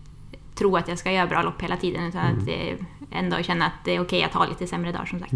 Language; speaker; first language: Swedish; native; Swedish